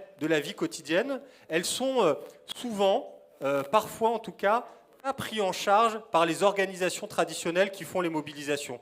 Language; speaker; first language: French; native; French